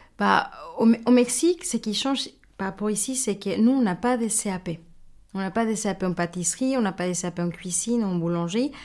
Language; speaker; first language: French; non-native, fluent; Spanish